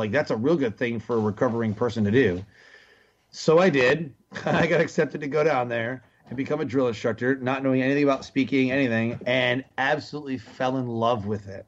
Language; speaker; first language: English; native; English